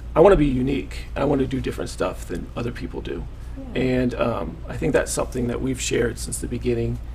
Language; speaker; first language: English; native; English